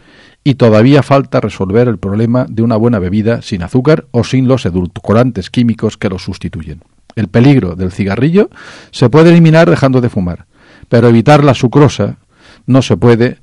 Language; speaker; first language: Spanish; native; Spanish